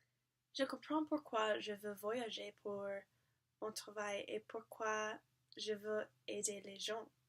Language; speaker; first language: French; non-native, learner; English